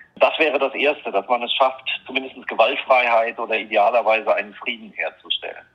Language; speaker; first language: German; native; German